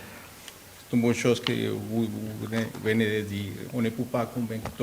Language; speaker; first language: French; non-native, fluent; Spanish